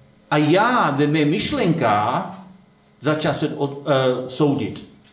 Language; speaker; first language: Czech; non-native, fluent; Slovak